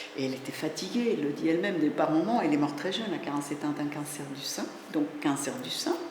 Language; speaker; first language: French; non-native, fluent; Spanish